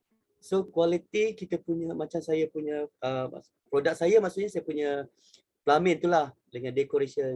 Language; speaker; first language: Malay; native; Malay